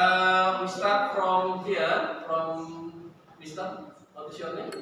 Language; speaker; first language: English; non-native, fluent; Indonesian